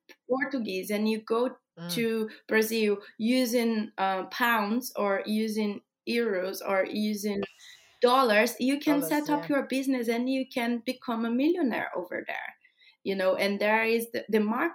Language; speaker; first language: English; non-native, fluent; Portuguese